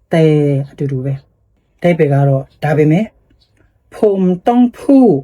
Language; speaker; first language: Thai; non-native, learner; Burmese